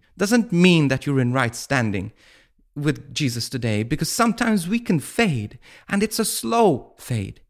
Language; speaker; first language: English; non-native, fluent; Maltese